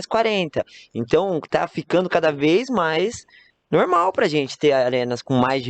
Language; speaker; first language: Portuguese; native; Portuguese